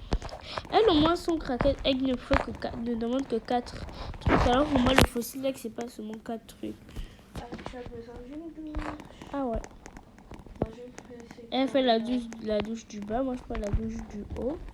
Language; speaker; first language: French; native; French